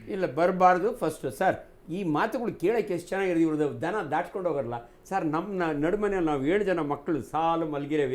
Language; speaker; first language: Kannada; native; Kannada